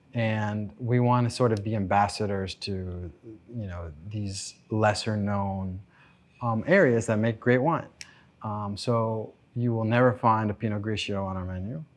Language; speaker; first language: English; native; English